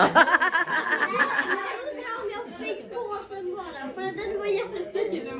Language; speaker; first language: Swedish; early bilingual, other home language; Filipino